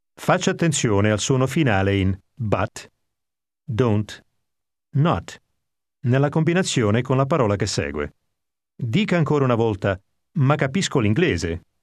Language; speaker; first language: Italian; native; Italian